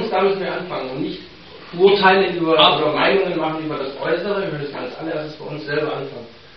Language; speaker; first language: German; native; German